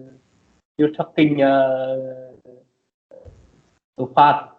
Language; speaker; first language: English; non-native, learner; Vietnamese